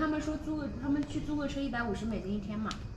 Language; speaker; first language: Chinese; native; Chinese